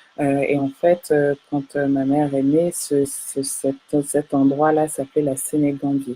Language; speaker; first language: French; native; French